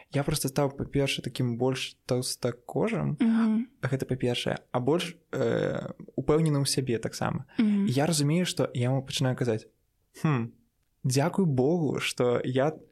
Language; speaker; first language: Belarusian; non-native, local second language; Russian